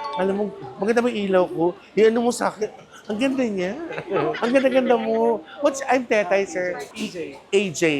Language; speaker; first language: Filipino; native; Filipino